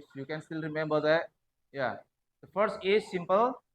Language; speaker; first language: English; non-native, learner; Javanese